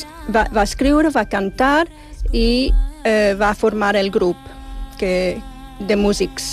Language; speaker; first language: Catalan; non-native, fluent; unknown